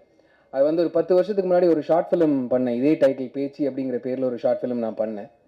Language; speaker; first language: Tamil; native; Tamil